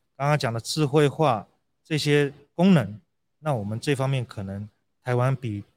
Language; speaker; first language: Chinese; early bilingual, heritage; Portuguese